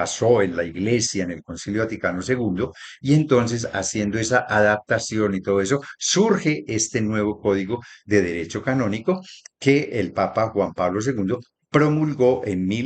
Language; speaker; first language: Spanish; native; Spanish